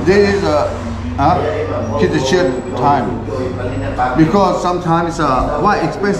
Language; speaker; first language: English; non-native, learner; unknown